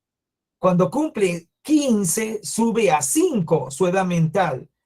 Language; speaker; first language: Spanish; native; Spanish